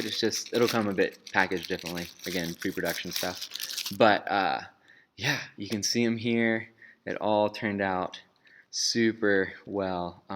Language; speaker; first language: English; native; English